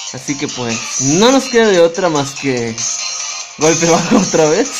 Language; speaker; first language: Spanish; native; Spanish